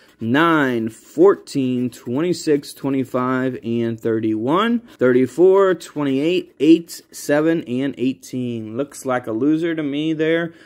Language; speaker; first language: English; native; English